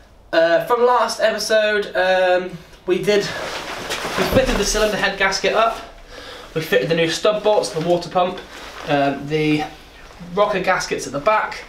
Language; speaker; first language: English; native; English